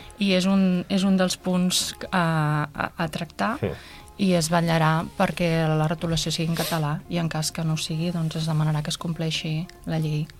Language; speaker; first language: Catalan; native; Catalan